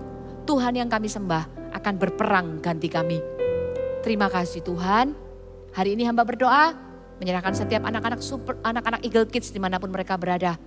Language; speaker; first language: Indonesian; native; Indonesian